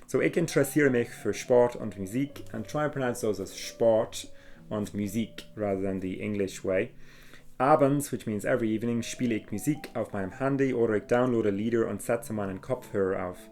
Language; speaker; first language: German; non-native, fluent; English